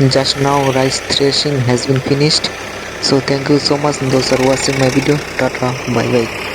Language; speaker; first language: English; non-native, local second language; Bangla